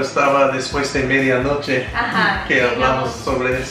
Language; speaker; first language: Spanish; non-native, fluent; English